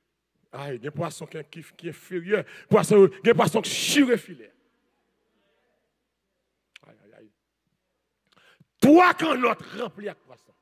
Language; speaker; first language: French; non-native, learner; Haitian Creole